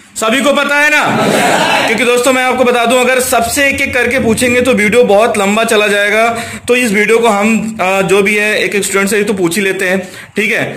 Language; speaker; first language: Hindi; native; Hindi